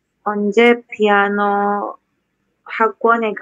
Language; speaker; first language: Korean; non-native, learner; Indonesian